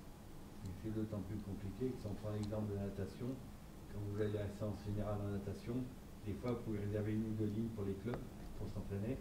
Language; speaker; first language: French; native; French